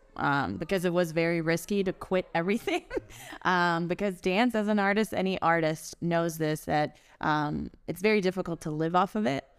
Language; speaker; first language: English; early bilingual, other home language; German